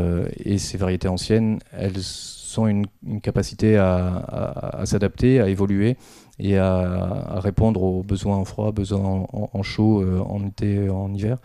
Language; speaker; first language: French; native; French